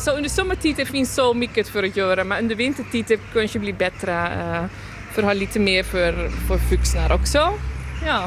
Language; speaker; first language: Swedish; non-native, learner; Dutch